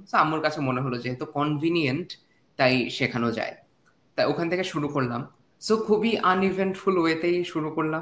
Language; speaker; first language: Bangla; native; Bangla